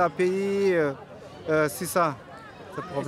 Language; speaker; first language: French; non-native, learner; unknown